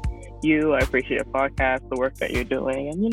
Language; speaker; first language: English; non-native, local second language; Akan